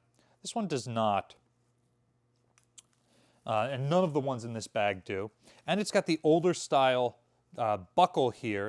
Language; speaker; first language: English; native; English